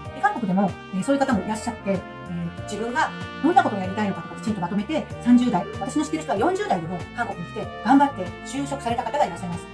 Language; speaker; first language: Japanese; native; Japanese